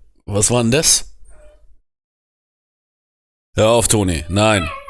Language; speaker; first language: German; native; German